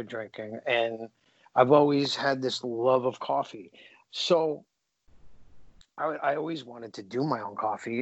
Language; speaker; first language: English; native; English